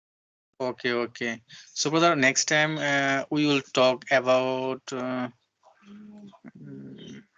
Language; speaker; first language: English; non-native, learner; Bangla